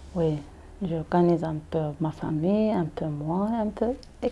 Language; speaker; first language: French; non-native, learner; Arabic